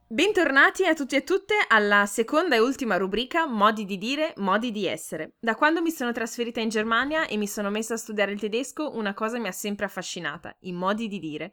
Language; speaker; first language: Italian; native; Italian